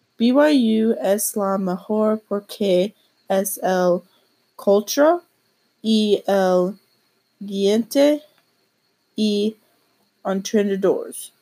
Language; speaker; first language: Spanish; non-native, learner; English